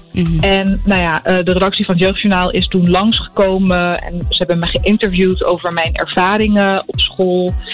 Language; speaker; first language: Dutch; early bilingual, other home language; Arabic